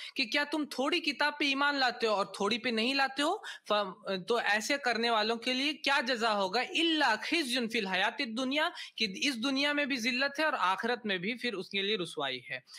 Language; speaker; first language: Hindi; native; Hindi